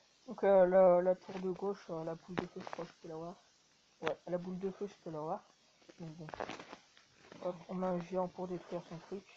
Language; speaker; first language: French; native; French